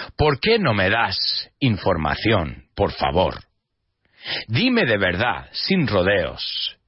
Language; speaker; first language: Spanish; non-native, fluent; English